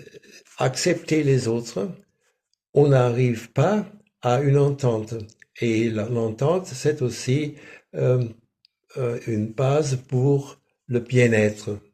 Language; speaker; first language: French; non-native, fluent; German